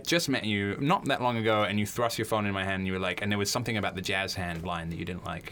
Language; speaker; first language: English; native; English